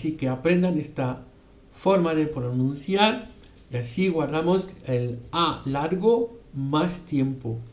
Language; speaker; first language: Spanish; non-native, fluent; French